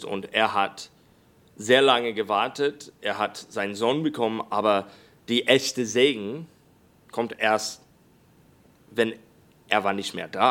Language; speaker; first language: German; non-native, learner; English